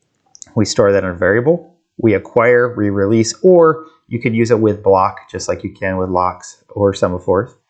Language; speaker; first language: English; native; English